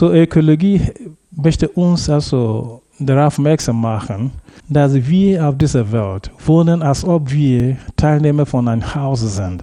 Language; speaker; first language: German; non-native, fluent; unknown